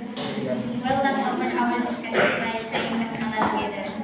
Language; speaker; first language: English; non-native, learner; Indonesian